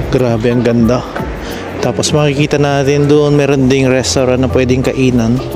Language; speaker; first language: Filipino; native; Filipino